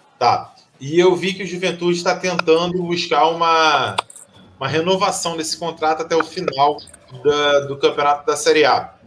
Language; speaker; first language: Portuguese; native; Portuguese